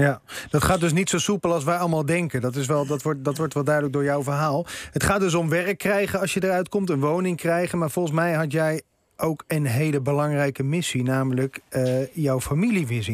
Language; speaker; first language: Dutch; native; Dutch